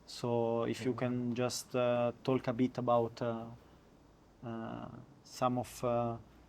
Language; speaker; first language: English; non-native, learner; Italian